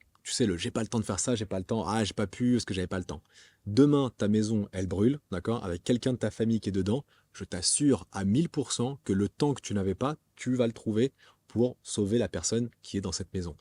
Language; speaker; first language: French; native; French